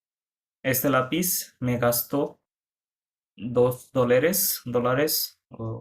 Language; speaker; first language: Spanish; non-native, fluent; Bangla